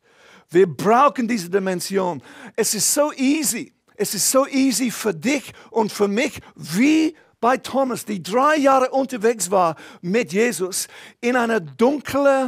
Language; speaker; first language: German; non-native, fluent; English